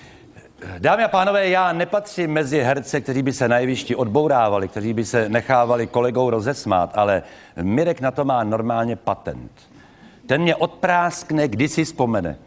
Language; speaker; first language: Czech; native; Czech